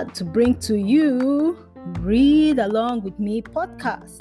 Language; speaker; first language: English; non-native, local second language; Yoruba